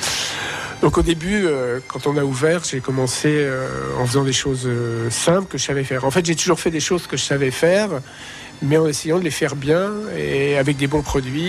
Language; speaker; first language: French; native; French